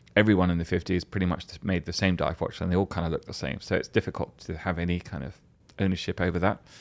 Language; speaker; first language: English; native; English